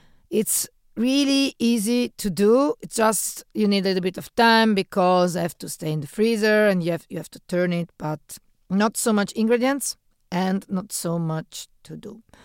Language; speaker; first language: English; non-native, fluent; Italian